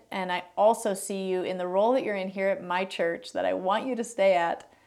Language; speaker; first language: English; native; English